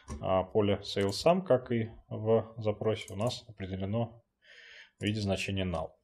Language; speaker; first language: Russian; native; Russian